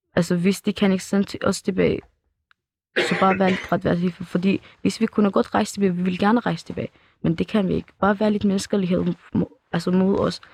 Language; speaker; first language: Danish; early bilingual, other home language; Kurdish